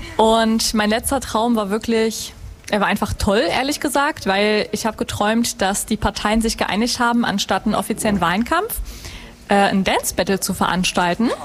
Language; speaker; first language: German; native; German